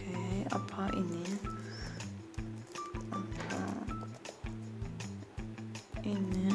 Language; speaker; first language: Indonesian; non-native, learner; Turkish